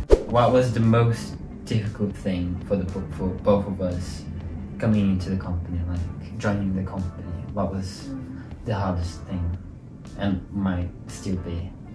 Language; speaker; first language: English; non-native, fluent; Portuguese